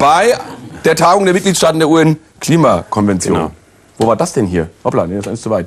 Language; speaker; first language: German; native; German